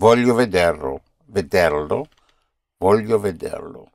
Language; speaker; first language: Italian; non-native, fluent; English